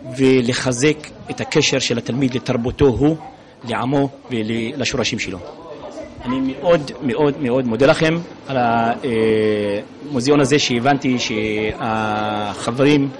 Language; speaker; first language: Hebrew; non-native, local second language; Adyghe